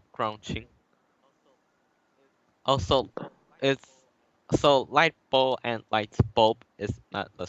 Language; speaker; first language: English; non-native, learner; Chinese